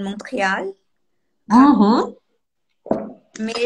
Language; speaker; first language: French; non-native, learner; Portuguese